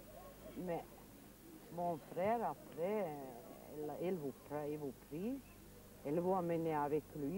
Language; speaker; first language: French; non-native, learner; Serbian